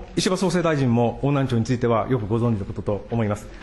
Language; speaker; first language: Japanese; native; Japanese